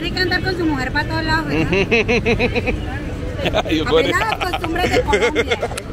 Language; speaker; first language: Spanish; native; Spanish